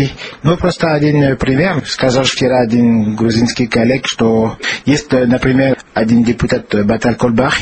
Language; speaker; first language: Russian; non-native, learner; French